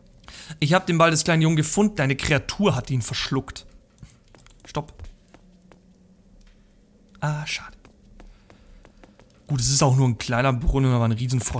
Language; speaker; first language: German; native; German